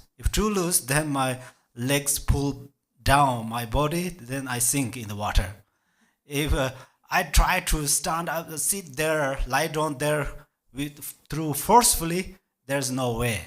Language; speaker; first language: English; non-native, learner; Tibetan